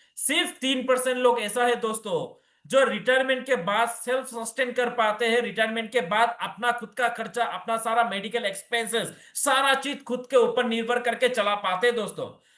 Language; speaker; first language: Hindi; non-native, local second language; Bangla